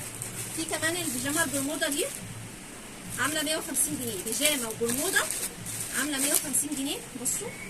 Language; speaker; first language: Arabic; native; Arabic